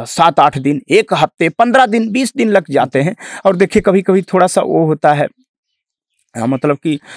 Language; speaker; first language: Hindi; native; Hindi